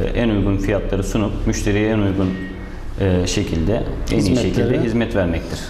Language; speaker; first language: Turkish; native; Turkish